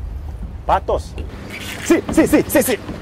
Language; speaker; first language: Spanish; non-native, learner; Dutch